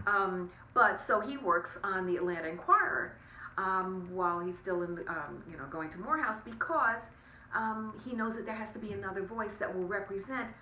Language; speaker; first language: English; native; English